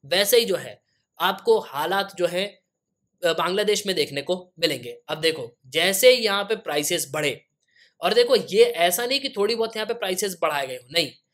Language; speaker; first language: Hindi; native; Hindi